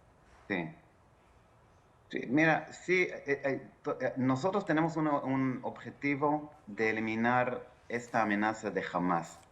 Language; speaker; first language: Spanish; non-native, fluent; Hebrew